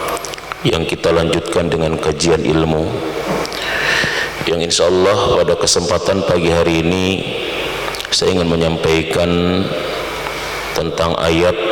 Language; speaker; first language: Indonesian; native; Indonesian